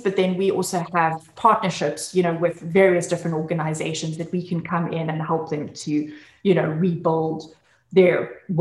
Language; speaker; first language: English; native; English